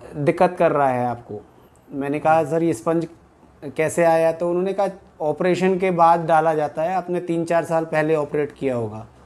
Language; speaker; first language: Hindi; native; Hindi